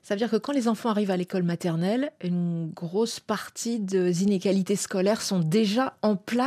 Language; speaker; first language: French; native; French